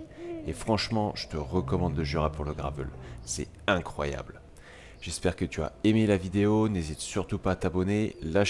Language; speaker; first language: French; native; French